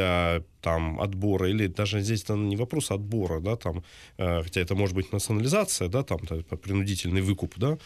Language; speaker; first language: Russian; native; Russian